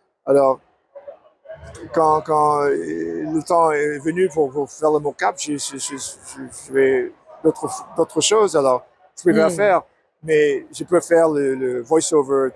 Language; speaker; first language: French; non-native, learner; English